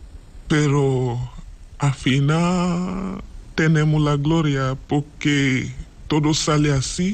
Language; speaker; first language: Spanish; non-native, learner; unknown